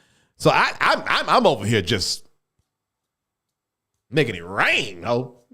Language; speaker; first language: English; native; English